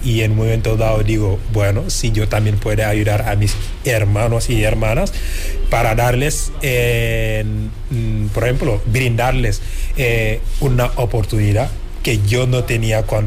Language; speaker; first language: Spanish; non-native, fluent; Wolof